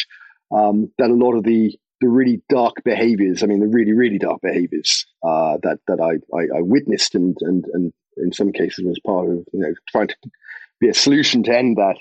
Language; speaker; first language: English; native; English